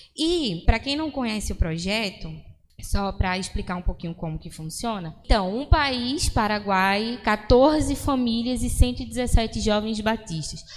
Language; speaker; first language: Portuguese; native; Portuguese